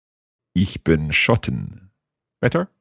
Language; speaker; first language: German; non-native, learner; English